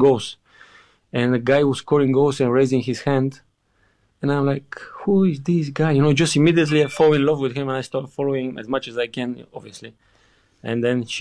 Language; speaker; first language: English; non-native, fluent; Bulgarian